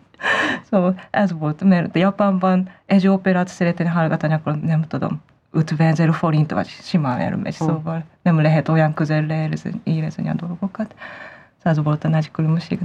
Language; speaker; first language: Hungarian; non-native, learner; Japanese